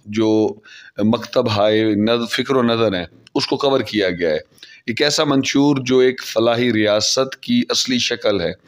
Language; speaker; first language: Urdu; non-native, local second language; Saraiki